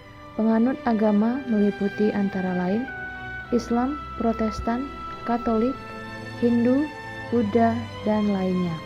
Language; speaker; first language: Indonesian; native; Indonesian